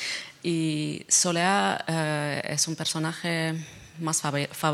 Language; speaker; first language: Spanish; non-native, fluent; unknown